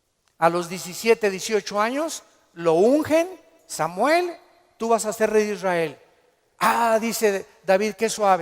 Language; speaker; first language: Spanish; native; Spanish